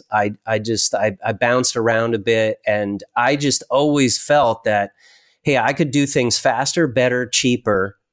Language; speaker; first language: English; native; English